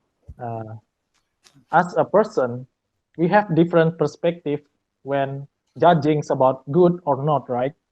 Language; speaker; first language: English; non-native, learner; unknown